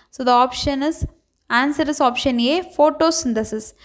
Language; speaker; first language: English; non-native, local second language; Tamil